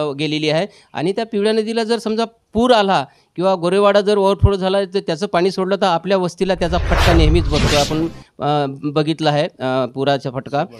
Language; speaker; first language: Marathi; native; Marathi